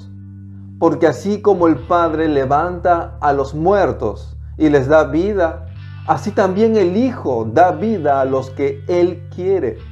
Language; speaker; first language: Spanish; native; Spanish